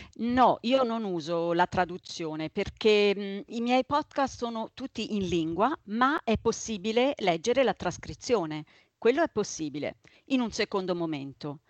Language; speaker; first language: Italian; native; Italian